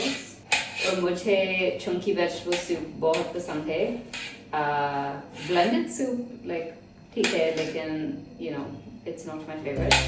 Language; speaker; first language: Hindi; non-native, learner; English